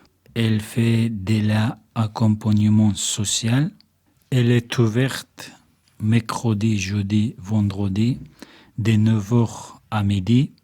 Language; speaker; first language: French; non-native, learner; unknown